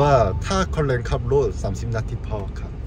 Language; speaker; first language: Thai; non-native, learner; Korean